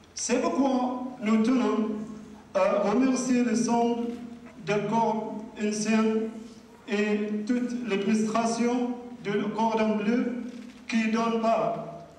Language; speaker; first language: French; non-native, learner; Arabic